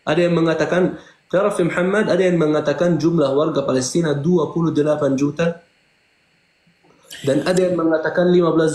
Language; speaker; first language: Indonesian; non-native, fluent; Arabic